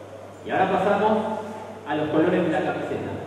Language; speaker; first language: Spanish; native; Spanish